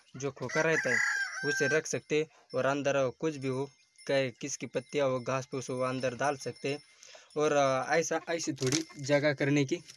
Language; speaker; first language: Hindi; non-native, local second language; Marathi